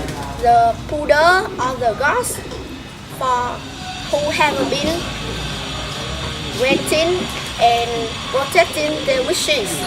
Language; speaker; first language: English; non-native, learner; Vietnamese